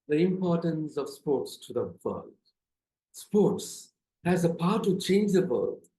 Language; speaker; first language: English; non-native, local second language; Tamil